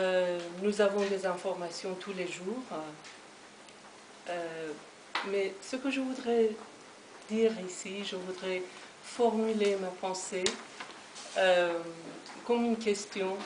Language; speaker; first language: French; non-native, fluent; Persian